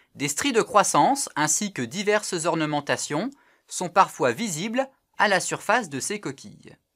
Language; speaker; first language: French; native; French